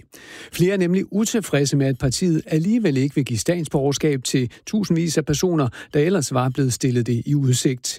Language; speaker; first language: Danish; native; Danish